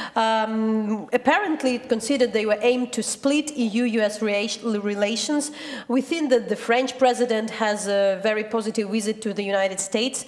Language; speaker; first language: English; non-native, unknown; Ukrainian